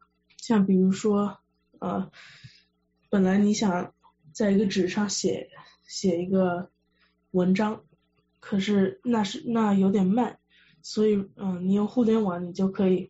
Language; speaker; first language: Chinese; early bilingual, heritage; Chinese